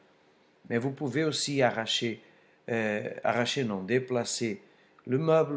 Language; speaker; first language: French; non-native, fluent; Portuguese